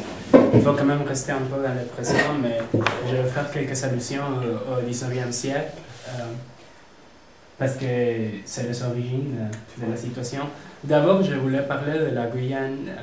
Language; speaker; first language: French; non-native, fluent; Spanish